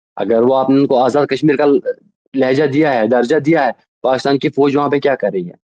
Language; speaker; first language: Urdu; non-native, local second language; Kashmiri